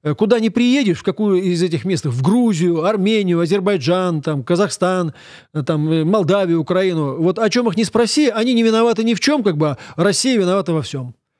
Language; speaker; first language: Russian; native; Russian